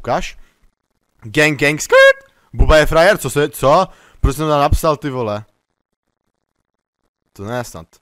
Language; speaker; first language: Czech; native; Czech